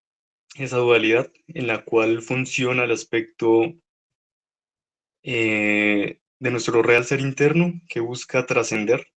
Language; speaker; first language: Spanish; native; Spanish